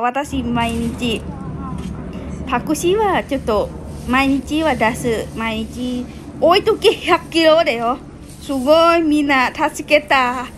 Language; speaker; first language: Japanese; non-native, learner; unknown